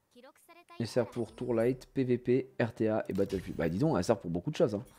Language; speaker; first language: French; native; French